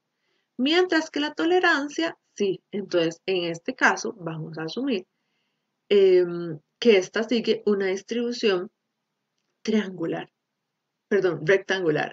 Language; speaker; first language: Spanish; native; Spanish